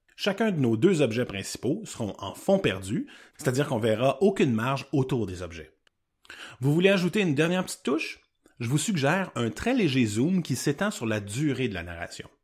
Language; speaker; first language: French; native; French